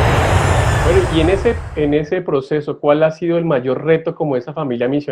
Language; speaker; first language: Spanish; native; Spanish